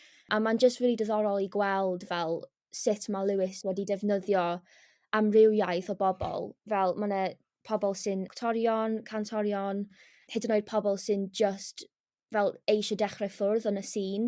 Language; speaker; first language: Welsh; non-native, local second language; English